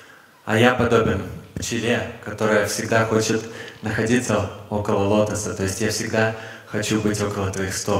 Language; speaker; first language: Russian; native; Russian